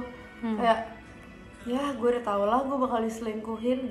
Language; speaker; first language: Indonesian; native; Indonesian